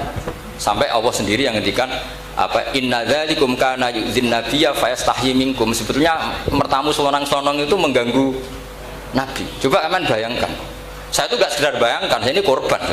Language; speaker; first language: Indonesian; non-native, local second language; Javanese